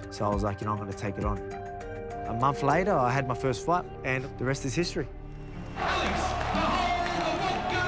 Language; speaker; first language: English; native; English